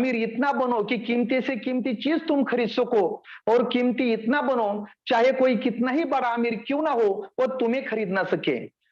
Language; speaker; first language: Hindi; non-native, local second language; Marathi